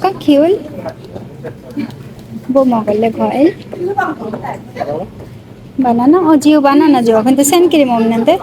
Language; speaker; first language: Korean; non-native, learner; Bangla